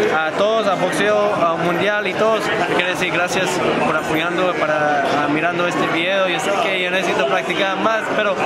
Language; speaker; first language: Spanish; early bilingual, heritage; English